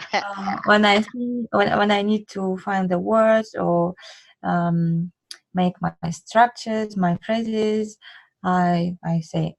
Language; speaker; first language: English; non-native, learner; Russian